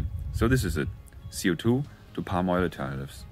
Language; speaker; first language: English; non-native, fluent; German